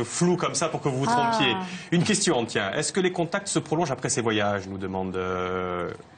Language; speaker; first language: French; native; French